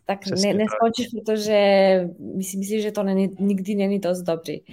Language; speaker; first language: Czech; non-native, fluent; Slovenian